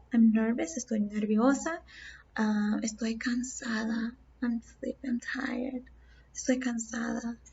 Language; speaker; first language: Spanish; non-native, fluent; English